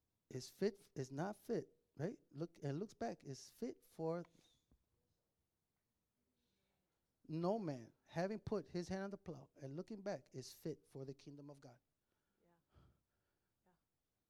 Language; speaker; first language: English; native; English